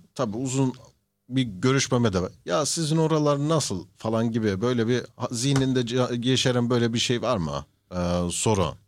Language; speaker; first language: Turkish; native; Turkish